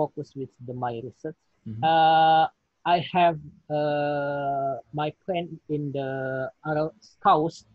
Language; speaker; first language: English; non-native, learner; Indonesian